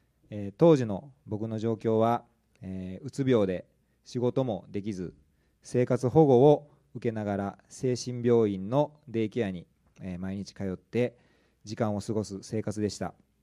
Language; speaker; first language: Japanese; native; Japanese